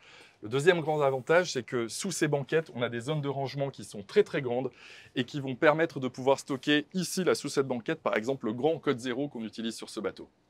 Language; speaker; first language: French; native; French